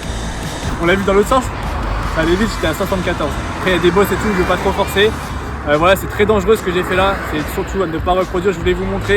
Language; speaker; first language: French; native; French